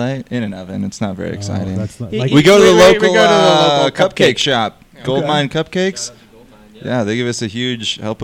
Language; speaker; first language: English; native; English